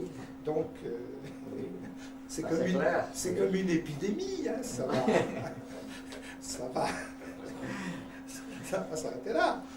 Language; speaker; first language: French; native; French